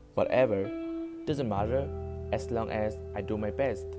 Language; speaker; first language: English; non-native, learner; Vietnamese